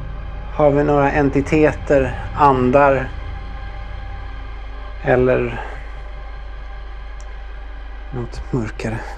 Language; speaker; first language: Swedish; native; Swedish